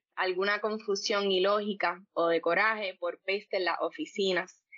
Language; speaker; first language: Spanish; native; Spanish